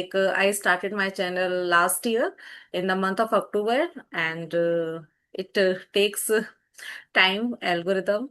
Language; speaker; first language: English; non-native, fluent; Hindi